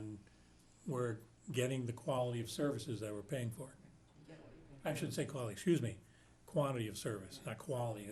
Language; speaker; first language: English; native; English